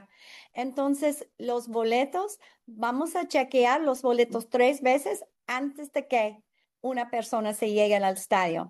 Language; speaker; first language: Spanish; non-native, learner; English